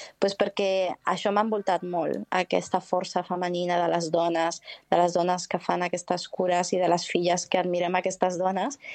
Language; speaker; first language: Catalan; early bilingual, heritage; Catalan